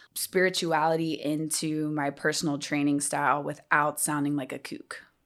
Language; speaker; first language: English; native; English